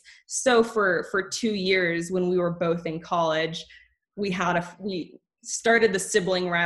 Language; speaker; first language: English; native; English